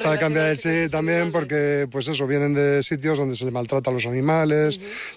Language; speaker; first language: Spanish; native; Spanish